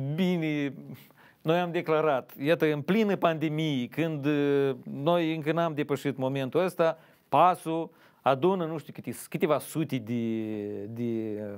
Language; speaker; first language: Romanian; native; Romanian